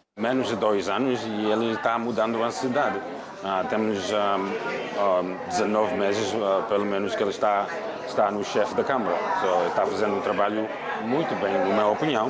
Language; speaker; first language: Portuguese; non-native, local second language; Kabuverdianu